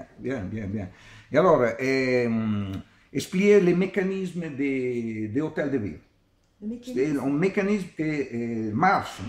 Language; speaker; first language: French; non-native, learner; Italian